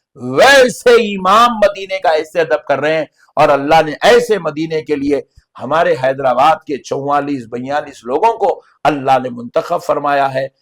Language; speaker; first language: Urdu; native; Urdu